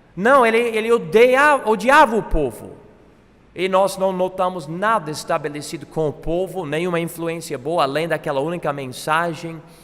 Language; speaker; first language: Portuguese; non-native, fluent; English